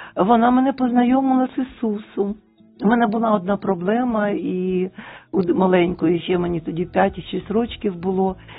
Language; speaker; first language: Ukrainian; non-native, local second language; Russian